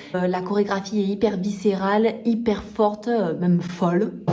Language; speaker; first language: French; native; French